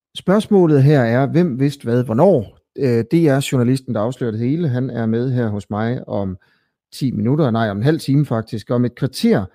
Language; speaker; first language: Danish; native; Danish